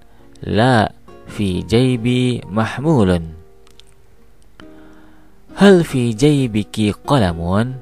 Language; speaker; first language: Arabic; non-native, fluent; Indonesian